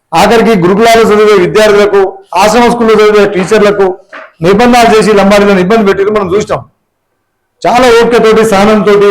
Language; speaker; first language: Telugu; non-native, local second language; Lambadi